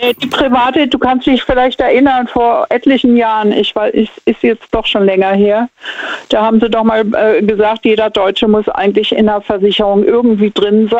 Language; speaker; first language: German; native; German